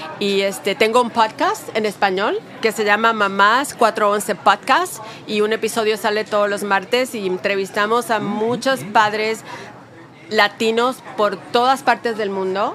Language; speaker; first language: Spanish; early bilingual, heritage; Spanish